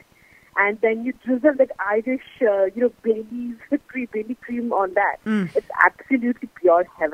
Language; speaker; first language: English; native; English